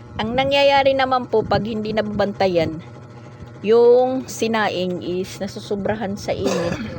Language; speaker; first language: Filipino; native; Filipino